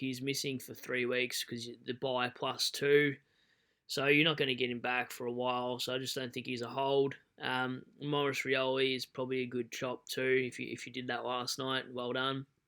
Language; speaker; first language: English; native; English